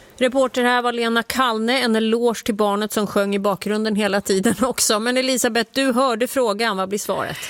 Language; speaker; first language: Swedish; native; Swedish